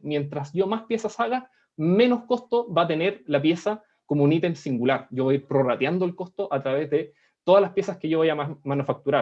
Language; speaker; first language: Spanish; native; Spanish